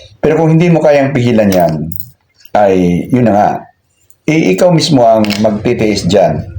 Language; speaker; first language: Filipino; non-native, local second language; Cebuano